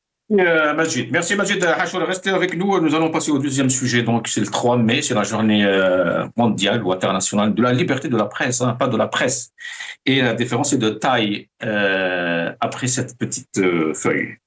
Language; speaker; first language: French; non-native, local second language; Arabic